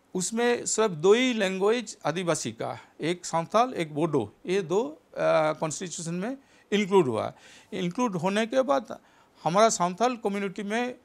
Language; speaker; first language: Hindi; non-native, local second language; Santali